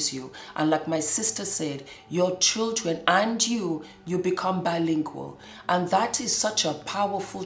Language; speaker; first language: English; native; English